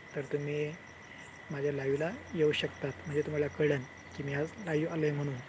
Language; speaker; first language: Hindi; non-native, local second language; Marathi